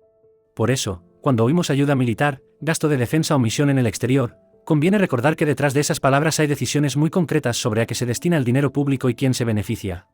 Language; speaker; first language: Spanish; native; Spanish